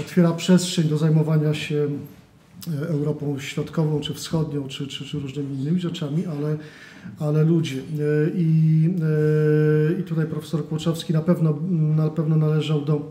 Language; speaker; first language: Polish; native; Polish